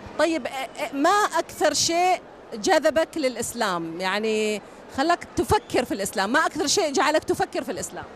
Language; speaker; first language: Arabic; native; Arabic